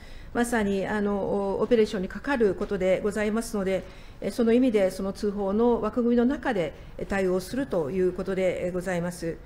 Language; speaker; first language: Japanese; native; Japanese